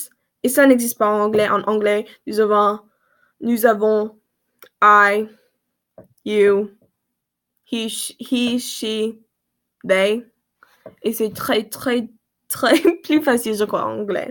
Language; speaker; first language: French; non-native, learner; English